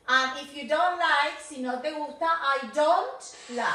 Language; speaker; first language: English; non-native, fluent; Spanish